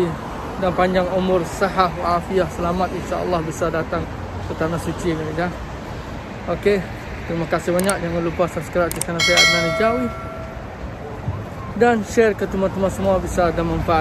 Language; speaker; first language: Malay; early bilingual, heritage; Malay